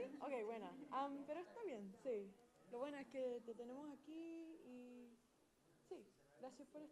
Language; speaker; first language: Spanish; non-native, learner; English